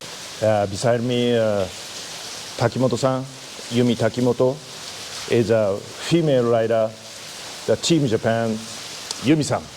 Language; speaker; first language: English; non-native, learner; Japanese